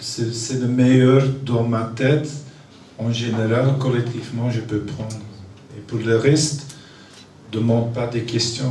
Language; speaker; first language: French; non-native, learner; Dutch